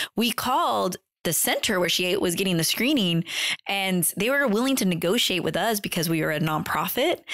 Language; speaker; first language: English; native; English